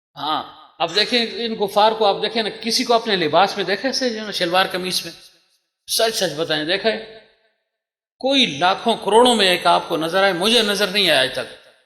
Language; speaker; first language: Urdu; non-native, local second language; Pashto